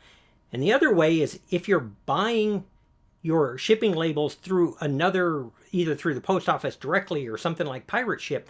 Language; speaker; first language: English; native; English